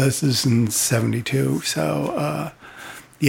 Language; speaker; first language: English; native; English